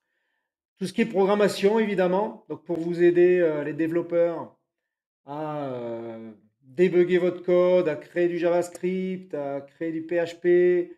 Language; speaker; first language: French; native; French